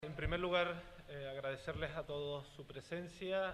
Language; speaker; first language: Spanish; native; Spanish